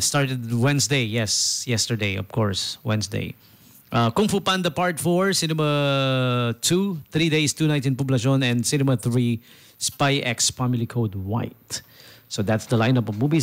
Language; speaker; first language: English; non-native, local second language; Filipino